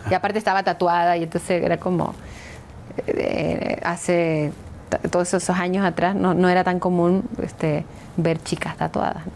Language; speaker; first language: Spanish; native; Spanish